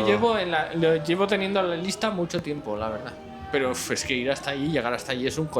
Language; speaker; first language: Spanish; native; Spanish